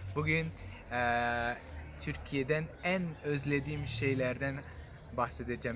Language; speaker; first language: Turkish; non-native, fluent; French